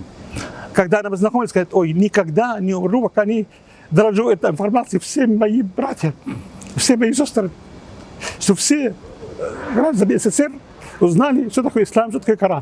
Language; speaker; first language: Russian; non-native, fluent; Arabic